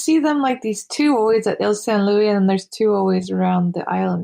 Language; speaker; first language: English; native; English